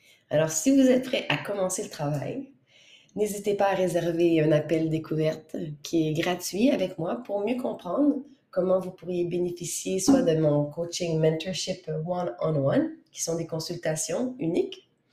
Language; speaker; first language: French; native; French